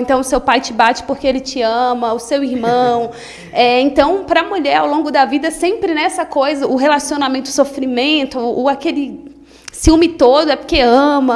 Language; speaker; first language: Portuguese; native; Portuguese